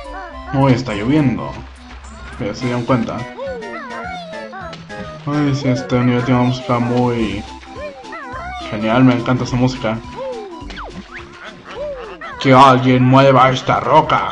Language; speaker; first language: Spanish; native; Spanish